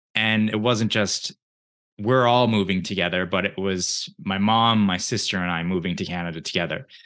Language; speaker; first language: English; early bilingual, other home language; Japanese